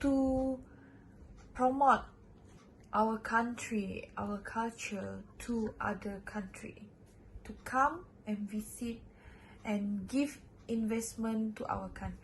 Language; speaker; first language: English; non-native, local second language; Malay